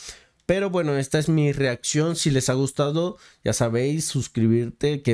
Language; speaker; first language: Spanish; native; Spanish